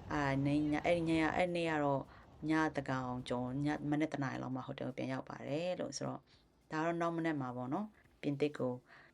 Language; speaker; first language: Burmese; non-native, local second language; Kachin